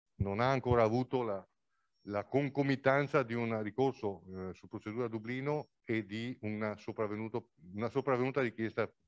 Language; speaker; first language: Italian; native; Italian